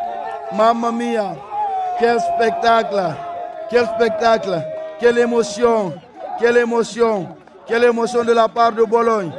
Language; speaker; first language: French; non-native, local second language; Fula